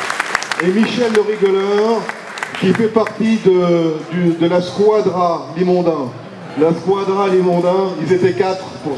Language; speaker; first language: French; native; French